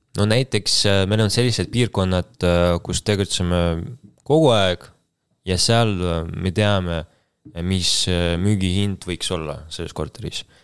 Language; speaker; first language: Estonian; non-native, local second language; Russian